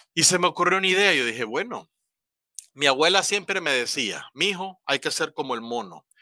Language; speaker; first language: Spanish; native; Spanish